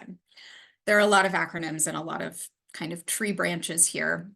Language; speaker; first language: English; native; English